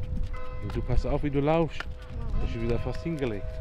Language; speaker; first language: German; native; German